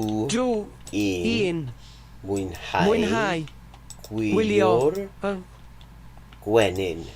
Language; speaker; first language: Welsh; non-native, learner; English